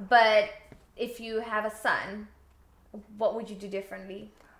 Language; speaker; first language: English; non-native, local second language; Urdu